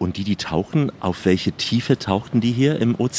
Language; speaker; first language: German; native; German